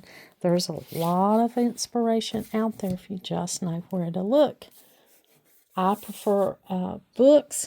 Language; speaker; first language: English; native; English